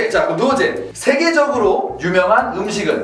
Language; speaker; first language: Korean; native; Korean